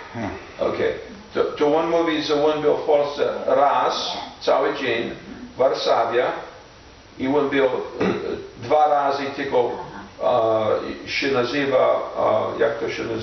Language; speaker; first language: Polish; non-native, learner; English